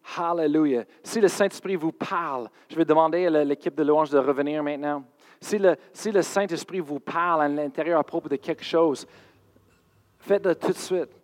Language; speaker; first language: French; non-native, fluent; English